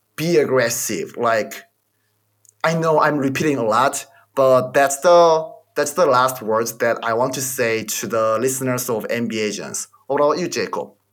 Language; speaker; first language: English; non-native, fluent; Korean